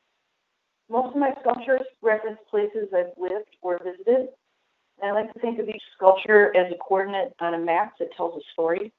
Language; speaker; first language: English; native; English